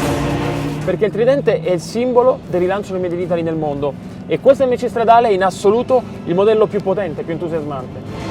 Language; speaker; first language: Italian; native; Italian